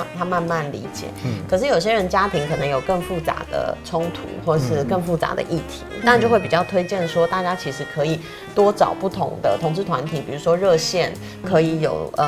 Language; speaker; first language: Chinese; native; Chinese